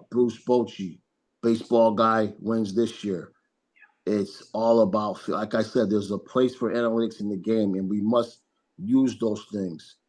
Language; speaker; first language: English; native; English